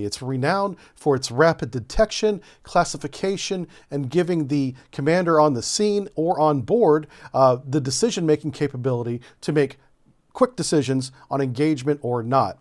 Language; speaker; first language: English; native; English